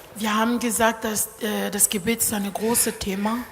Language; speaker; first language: German; non-native, learner; Lingala